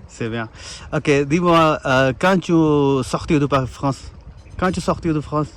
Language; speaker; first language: French; non-native, learner; Punjabi